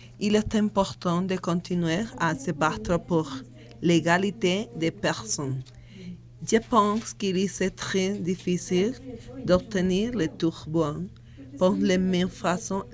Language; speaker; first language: French; non-native, learner; Spanish